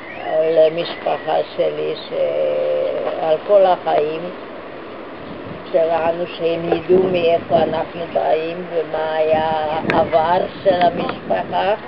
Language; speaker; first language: Hebrew; non-native, fluent; Hungarian